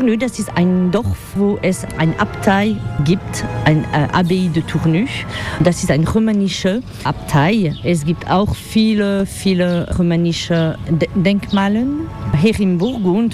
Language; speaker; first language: German; non-native, learner; French